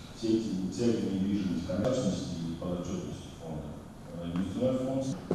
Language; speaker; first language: Russian; non-native, local second language; Azerbaijani